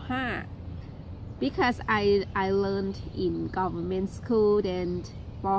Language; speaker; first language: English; non-native, learner; Thai